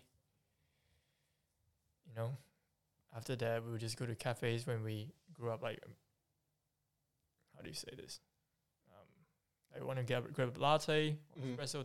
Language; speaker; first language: English; non-native, local second language; Chinese